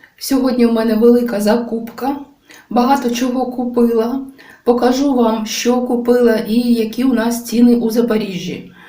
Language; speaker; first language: Ukrainian; native; Ukrainian